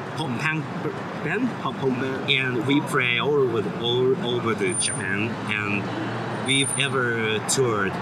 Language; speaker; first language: English; non-native, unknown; Japanese